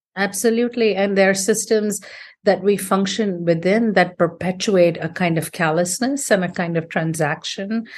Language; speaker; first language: English; non-native, local second language; Hindi